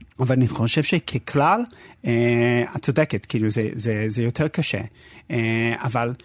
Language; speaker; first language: Hebrew; non-native, fluent; English